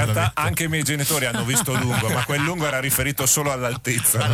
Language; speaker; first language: Italian; native; Italian